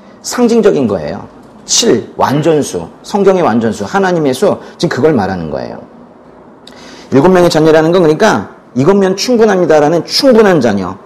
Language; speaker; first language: Korean; native; Korean